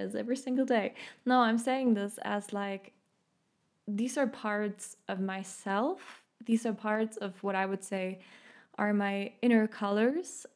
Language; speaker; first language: English; non-native, fluent; German